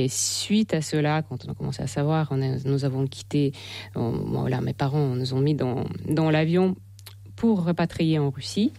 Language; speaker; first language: French; non-native, fluent; Russian